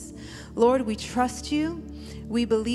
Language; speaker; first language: English; native; English